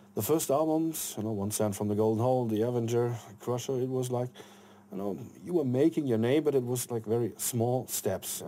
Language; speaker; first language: English; non-native, fluent; German